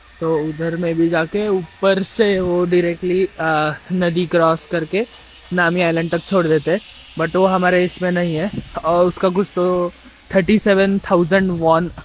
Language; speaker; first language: Hindi; non-native, local second language; Marathi